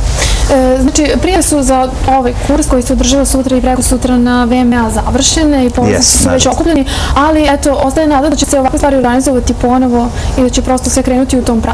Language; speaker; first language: Serbian; native; Serbian